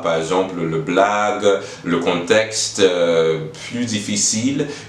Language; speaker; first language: French; non-native, learner; English